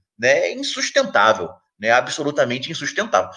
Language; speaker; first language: Portuguese; native; Portuguese